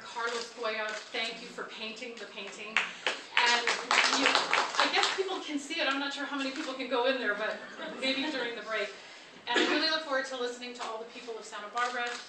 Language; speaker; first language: English; early bilingual, other home language; Spanish